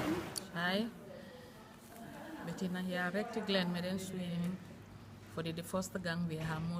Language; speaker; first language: Danish; non-native, learner; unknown